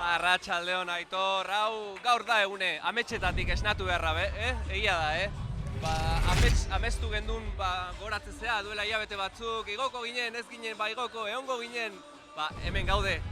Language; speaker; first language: Basque; native; Basque